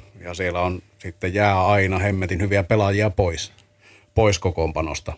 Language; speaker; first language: Finnish; native; Finnish